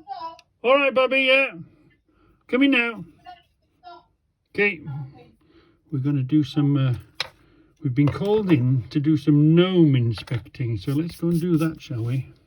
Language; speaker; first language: English; native; English